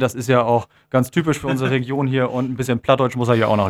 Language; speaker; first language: German; native; German